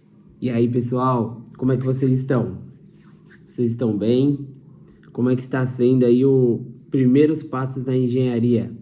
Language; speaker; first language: Portuguese; native; Portuguese